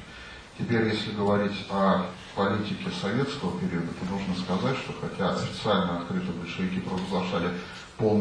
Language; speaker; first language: Russian; native; Russian